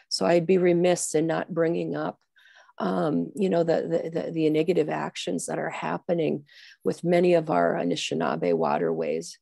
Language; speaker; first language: English; native; English